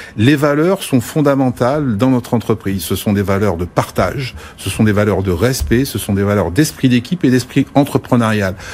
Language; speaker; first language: French; early bilingual, other home language; Arabic